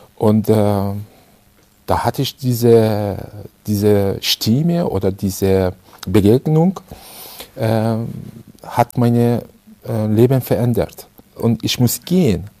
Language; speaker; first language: German; non-native, fluent; Persian